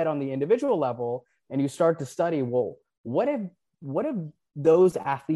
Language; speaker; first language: English; non-native, local second language; Nepali